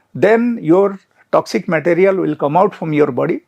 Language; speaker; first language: English; non-native, local second language; Telugu